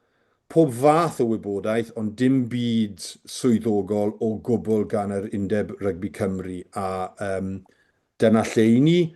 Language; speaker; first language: Welsh; native; Welsh